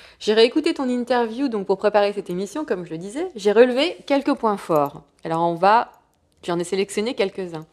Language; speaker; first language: French; native; French